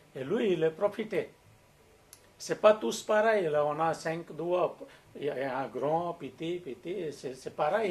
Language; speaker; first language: French; non-native, learner; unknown